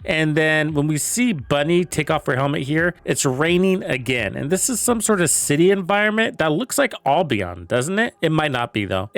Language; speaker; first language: English; native; English